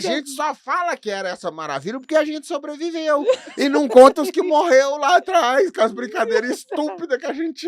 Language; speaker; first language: Portuguese; native; Portuguese